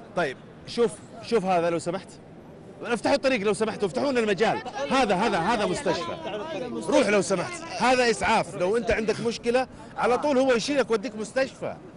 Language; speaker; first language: Arabic; native; Arabic